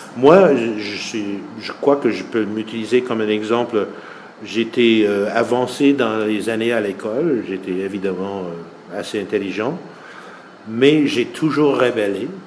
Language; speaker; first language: French; non-native, fluent; English